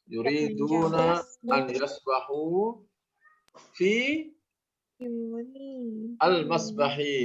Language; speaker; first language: Arabic; non-native, fluent; Indonesian